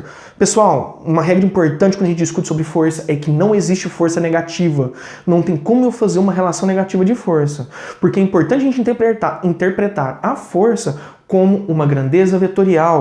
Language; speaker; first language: Portuguese; native; Portuguese